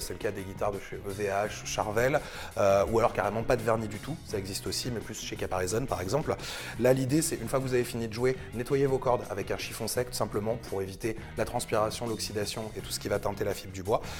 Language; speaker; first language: French; native; French